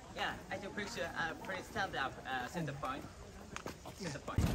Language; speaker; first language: English; non-native, learner; Japanese